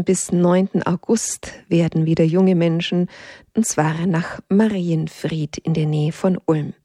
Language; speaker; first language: German; native; German